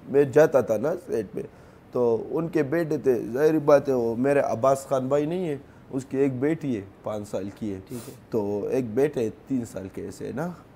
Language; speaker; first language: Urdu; non-native, local second language; Pashto